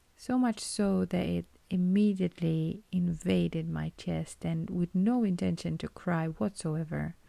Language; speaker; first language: English; non-native, fluent; Romanian